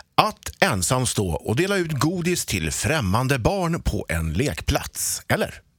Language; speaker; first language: Swedish; native; Swedish